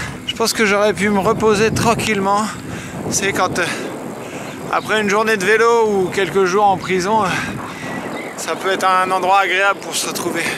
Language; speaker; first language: French; native; French